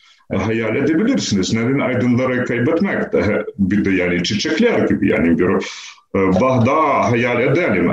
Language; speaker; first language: Turkish; non-native, fluent; Ukrainian